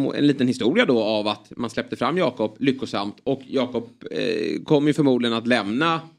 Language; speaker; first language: Swedish; native; Swedish